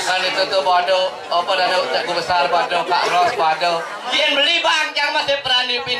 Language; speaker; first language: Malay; non-native, local second language; Balinese